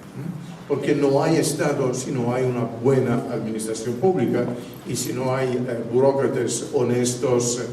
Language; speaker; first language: Spanish; non-native, fluent; Italian